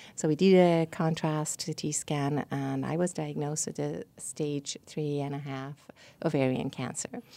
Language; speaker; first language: English; non-native, fluent; Persian